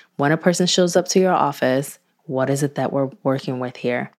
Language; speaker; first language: English; native; English